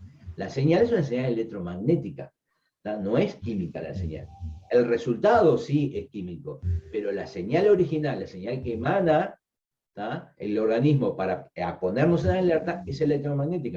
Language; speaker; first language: Spanish; native; Spanish